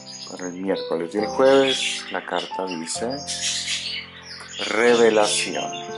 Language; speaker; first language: Spanish; native; Spanish